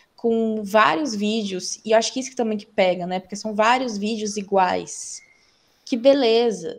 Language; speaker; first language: Portuguese; native; Portuguese